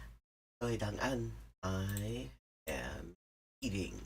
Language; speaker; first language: Vietnamese; non-native, learner; English